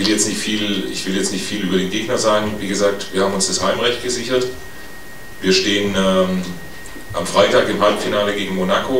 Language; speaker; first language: German; native; German